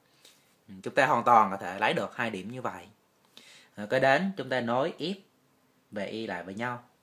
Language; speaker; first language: Vietnamese; native; Vietnamese